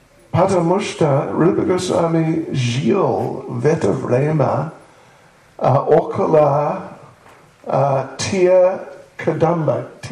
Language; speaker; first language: Russian; non-native, learner; English